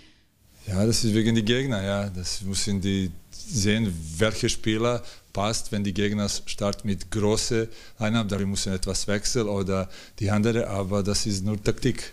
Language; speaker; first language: German; non-native, learner; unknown